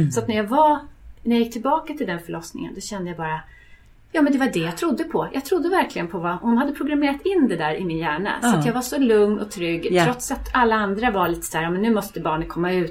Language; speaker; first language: Swedish; native; Swedish